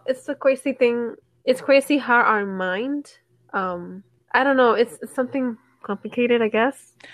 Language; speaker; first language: English; non-native, local second language; Spanish